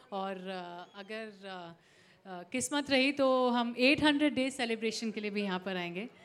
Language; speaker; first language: Hindi; native; Hindi